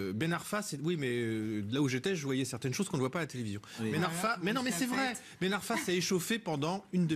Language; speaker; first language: French; native; French